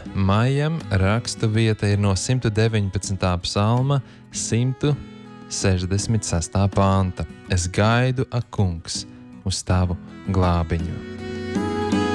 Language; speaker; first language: Latvian; native; Latvian